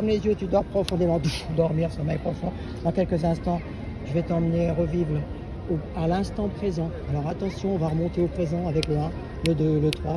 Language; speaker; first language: French; native; French